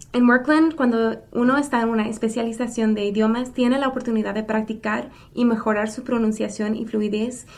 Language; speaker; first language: Spanish; early bilingual, other home language; English